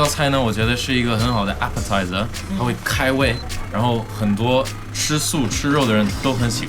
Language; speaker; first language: Chinese; non-native, local second language; English